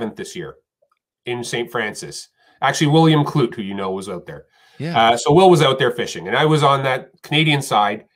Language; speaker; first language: English; native; English